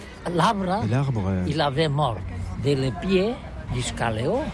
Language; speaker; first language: French; non-native, learner; Catalan